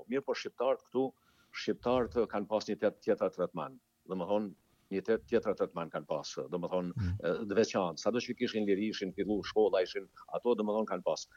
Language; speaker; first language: Albanian; native; Albanian